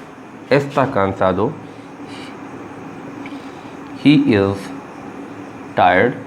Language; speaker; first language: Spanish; non-native, learner; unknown